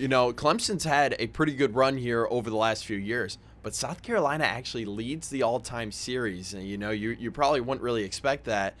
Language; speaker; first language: English; native; English